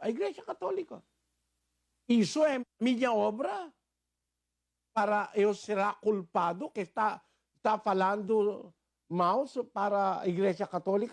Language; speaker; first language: Portuguese; non-native, learner; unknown